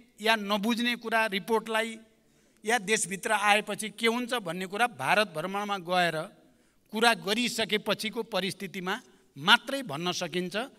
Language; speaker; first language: Nepali; native; Nepali